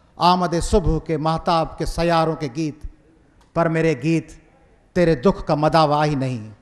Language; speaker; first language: Urdu; non-native, local second language; Sindhi